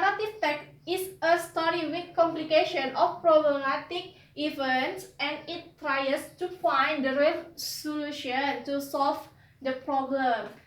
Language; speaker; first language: English; non-native, learner; Indonesian